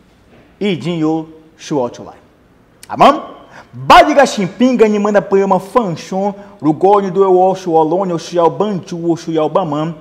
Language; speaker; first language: Chinese; non-native, learner; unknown